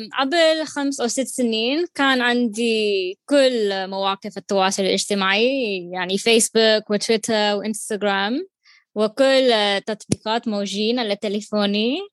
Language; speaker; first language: Arabic; non-native, learner; English